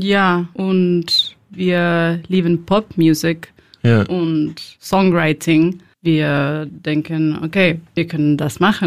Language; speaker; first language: German; non-native, learner; Spanish